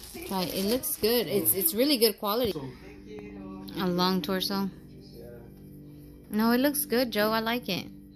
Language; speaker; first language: English; early bilingual, other home language; Spanish